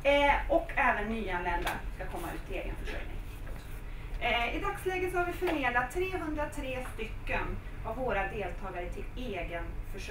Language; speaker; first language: Swedish; native; Swedish